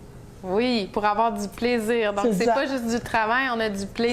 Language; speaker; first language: French; native; French